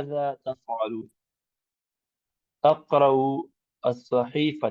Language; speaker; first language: Arabic; non-native, learner; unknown